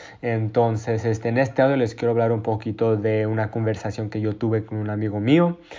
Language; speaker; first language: Spanish; early bilingual, heritage; Spanish